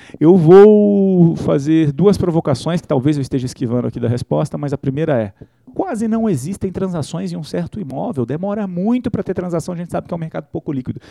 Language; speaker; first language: Portuguese; native; Portuguese